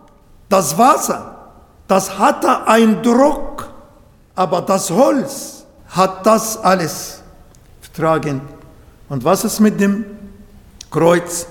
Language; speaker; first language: German; non-native, learner; Arabic